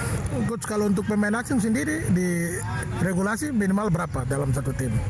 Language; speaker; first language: Indonesian; native; Indonesian